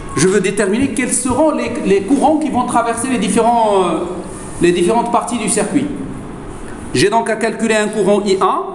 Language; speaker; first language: French; non-native, local second language; Arabic